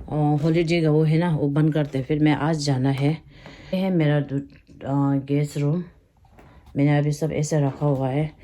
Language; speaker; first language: Hindi; non-native, local second language; Tibetan